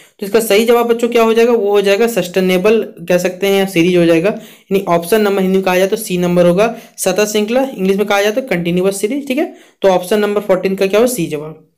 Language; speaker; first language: Hindi; native; Hindi